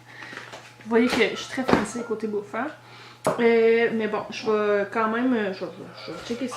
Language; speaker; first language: French; native; French